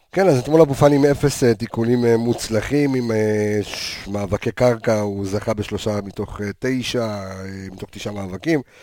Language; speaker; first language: Hebrew; native; Hebrew